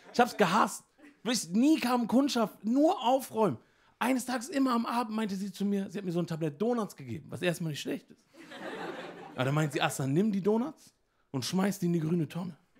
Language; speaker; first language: German; native; German